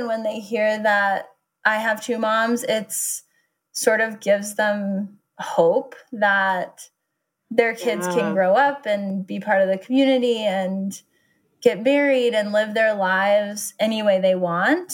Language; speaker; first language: English; native; English